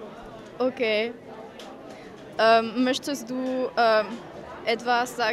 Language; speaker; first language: German; non-native, learner; French